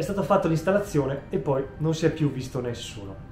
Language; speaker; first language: Italian; native; Italian